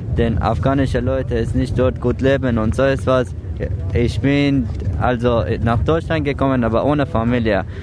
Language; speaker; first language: German; non-native, learner; Persian